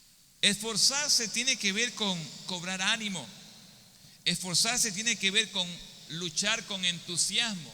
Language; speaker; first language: Spanish; native; Spanish